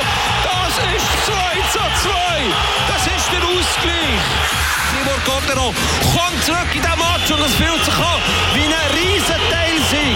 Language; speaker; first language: German; native; German